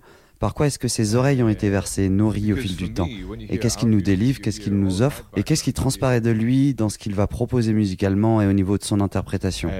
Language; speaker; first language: French; native; French